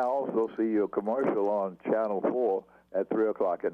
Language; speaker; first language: English; native; English